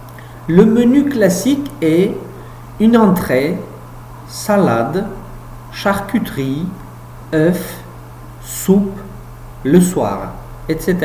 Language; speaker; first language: French; non-native, fluent; Uzbek